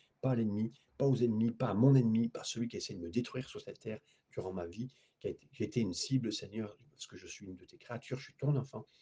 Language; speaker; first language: French; native; French